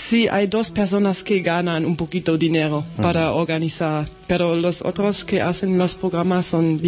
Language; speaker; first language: Spanish; non-native, learner; German